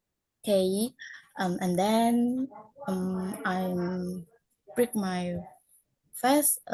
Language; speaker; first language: English; non-native, learner; Indonesian